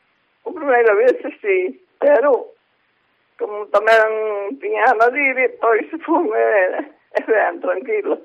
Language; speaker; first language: Galician; native; Galician